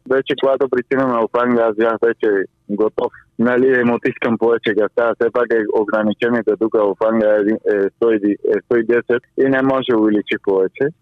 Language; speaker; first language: Bulgarian; non-native, fluent; Spanish